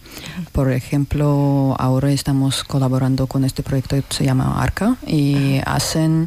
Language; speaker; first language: Spanish; non-native, learner; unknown